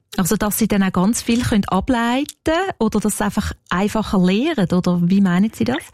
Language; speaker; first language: German; native; German